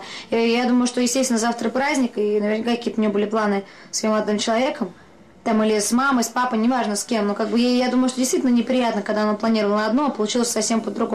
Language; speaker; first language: Russian; native; Russian